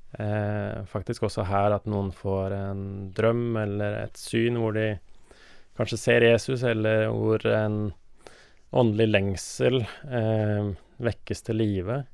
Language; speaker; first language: Norwegian; native; Norwegian